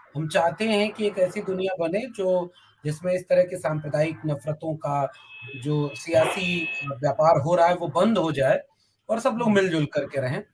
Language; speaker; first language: Hindi; non-native, local second language; Bhojpuri